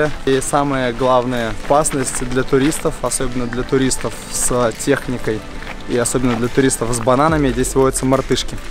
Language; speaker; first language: Russian; native; Russian